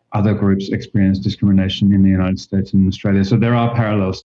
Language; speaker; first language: English; non-native, fluent; Finnish